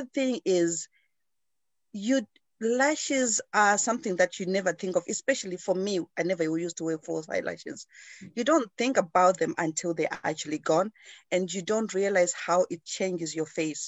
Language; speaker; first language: English; non-native, local second language; Shona